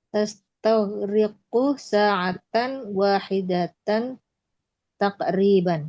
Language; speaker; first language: Arabic; non-native, learner; Indonesian